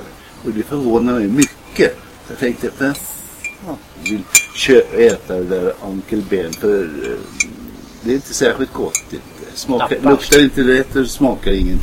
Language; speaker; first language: Swedish; native; Swedish